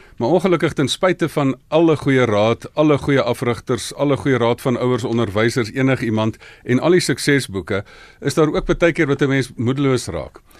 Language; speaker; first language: Afrikaans; native; Afrikaans